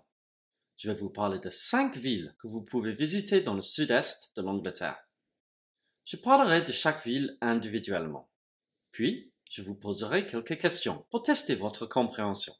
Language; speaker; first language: French; non-native, fluent; English